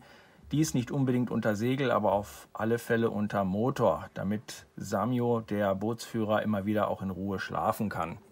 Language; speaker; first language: German; native; German